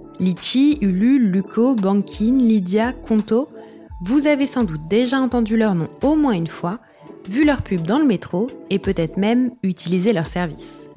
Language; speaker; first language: French; native; French